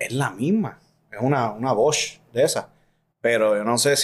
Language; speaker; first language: Spanish; native; Spanish